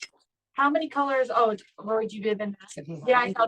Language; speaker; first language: English; native; English